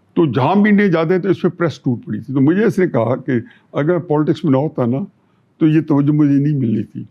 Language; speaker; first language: Urdu; non-native, local second language; Punjabi